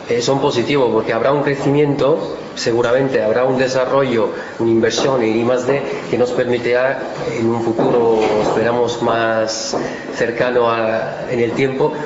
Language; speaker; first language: Spanish; non-native, fluent; Italian